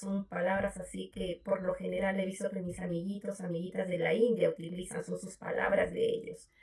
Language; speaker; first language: Spanish; native; Spanish